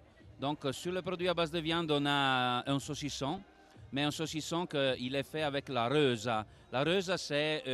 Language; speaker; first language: French; non-native, local second language; Italian